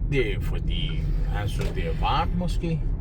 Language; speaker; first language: Danish; non-native, learner; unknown